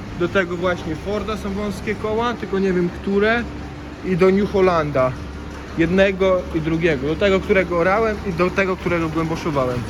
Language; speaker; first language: Polish; native; Polish